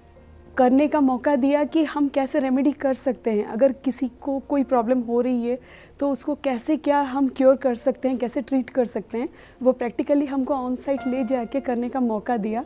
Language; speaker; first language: Hindi; non-native, local second language; Odia